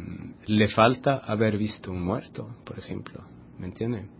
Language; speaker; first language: Spanish; non-native, fluent; Swedish